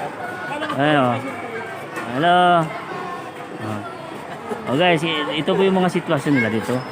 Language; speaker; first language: Filipino; native; Filipino